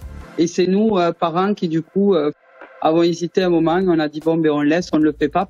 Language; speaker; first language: French; native; French